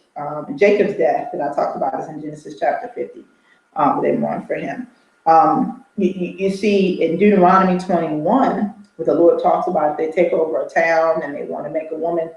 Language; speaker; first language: English; native; English